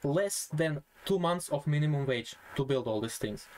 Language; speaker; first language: English; non-native, fluent; Croatian